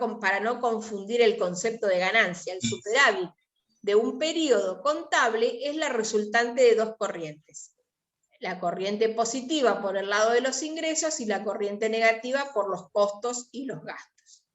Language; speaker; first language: Spanish; native; Spanish